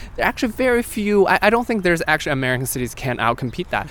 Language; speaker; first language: English; non-native, fluent; Chinese